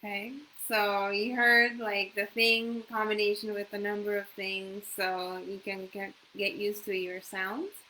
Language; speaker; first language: English; non-native, fluent; Japanese